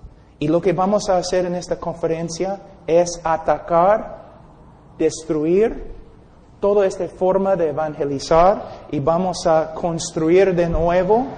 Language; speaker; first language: Spanish; non-native, fluent; English